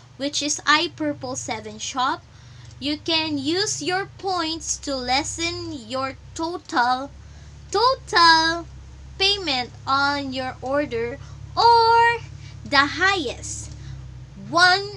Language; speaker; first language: English; non-native, local second language; Filipino